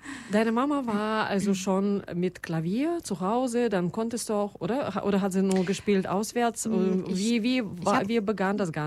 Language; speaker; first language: German; non-native, fluent; Russian